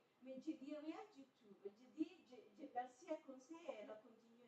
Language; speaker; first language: French; non-native, fluent; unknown